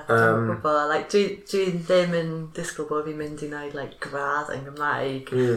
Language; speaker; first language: Welsh; non-native, local second language; English